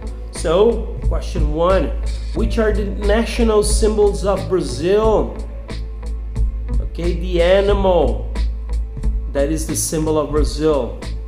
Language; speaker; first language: English; non-native, fluent; Portuguese